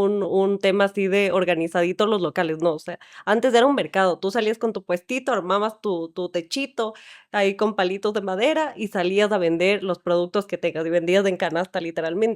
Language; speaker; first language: Spanish; native; Spanish